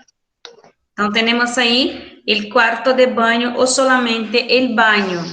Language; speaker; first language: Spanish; non-native, fluent; Portuguese